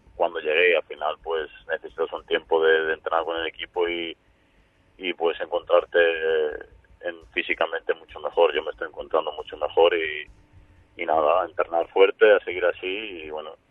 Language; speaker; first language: Spanish; non-native, fluent; Serbian